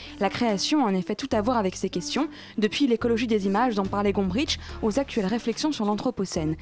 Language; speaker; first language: French; native; French